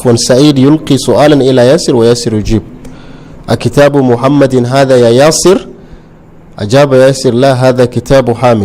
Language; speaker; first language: Arabic; non-native, fluent; Hausa